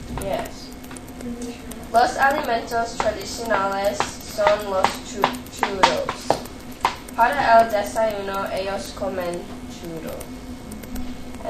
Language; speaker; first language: Spanish; non-native, learner; English